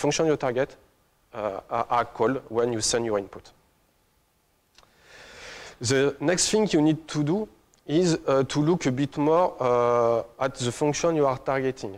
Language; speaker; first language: English; non-native, fluent; French